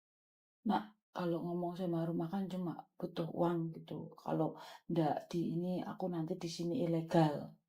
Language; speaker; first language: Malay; non-native, local second language; Javanese